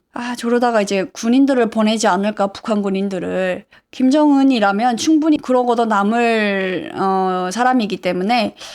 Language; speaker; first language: Korean; native; Korean